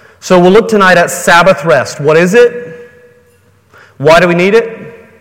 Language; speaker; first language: English; native; English